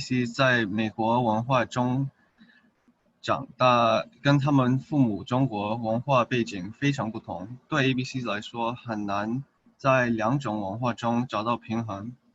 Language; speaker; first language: Chinese; early bilingual, heritage; English